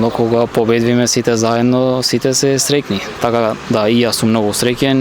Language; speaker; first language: Macedonian; non-native, local second language; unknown